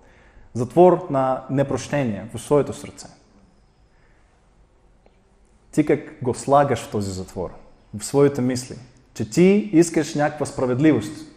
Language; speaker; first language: Bulgarian; non-native, fluent; Russian